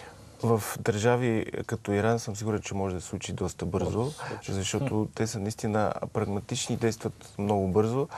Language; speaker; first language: Bulgarian; native; Bulgarian